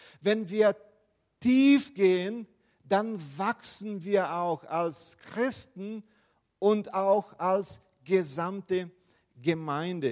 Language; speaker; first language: German; non-native, fluent; Portuguese